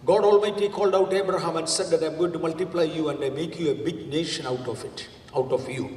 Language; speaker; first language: English; non-native, local second language; Malayalam